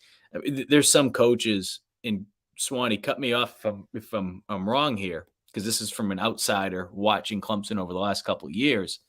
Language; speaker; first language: English; native; English